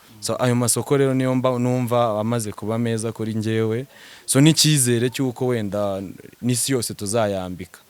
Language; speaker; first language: Kinyarwanda; native; Kinyarwanda